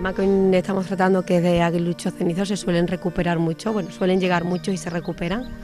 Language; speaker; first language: Spanish; native; Spanish